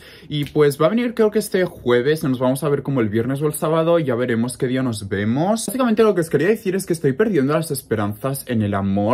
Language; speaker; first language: Spanish; native; Spanish